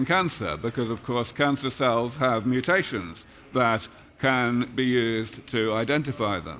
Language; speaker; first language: English; native; English